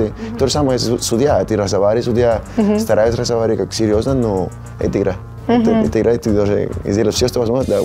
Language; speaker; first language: Russian; non-native, learner; Spanish